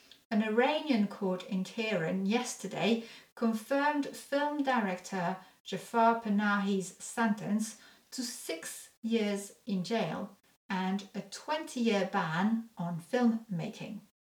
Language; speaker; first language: English; non-native, fluent; French